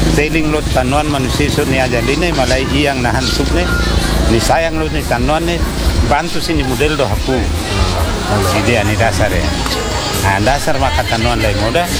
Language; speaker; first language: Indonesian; non-native, local second language; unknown